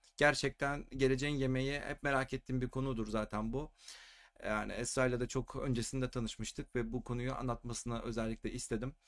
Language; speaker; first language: Turkish; native; Turkish